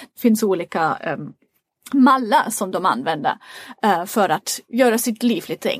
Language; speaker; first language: Swedish; non-native, fluent; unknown